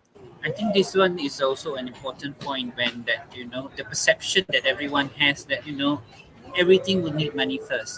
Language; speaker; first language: English; non-native, local second language; Malay